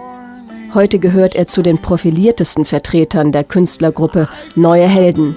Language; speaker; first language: German; native; German